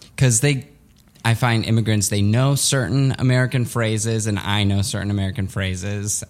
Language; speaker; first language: English; early bilingual, other home language; Russian